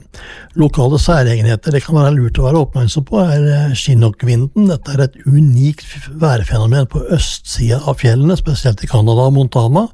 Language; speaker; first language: Norwegian; native; Norwegian